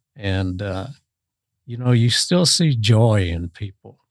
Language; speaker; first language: English; native; English